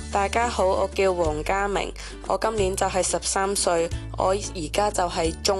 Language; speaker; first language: Chinese; early bilingual, other home language; Vietnamese